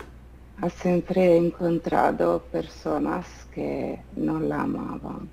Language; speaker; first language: Spanish; non-native, fluent; Italian